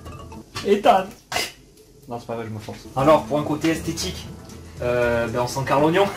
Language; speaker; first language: French; native; French